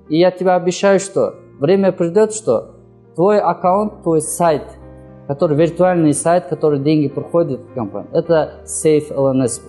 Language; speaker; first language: Russian; non-native, learner; Kyrgyz